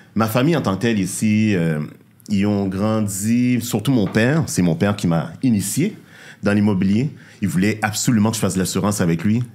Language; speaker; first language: French; native; French